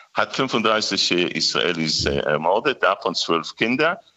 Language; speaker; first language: German; non-native, fluent; Hebrew